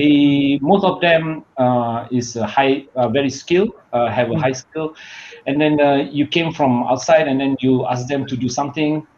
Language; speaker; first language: English; non-native, learner; Malay